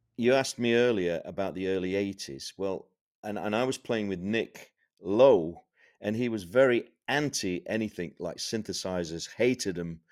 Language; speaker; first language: English; native; English